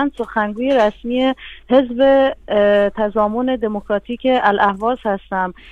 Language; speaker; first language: Persian; non-native, local second language; Arabic